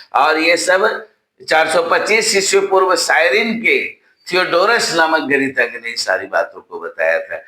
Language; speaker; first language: Hindi; native; Hindi